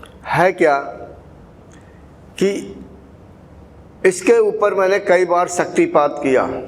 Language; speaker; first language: Hindi; native; Hindi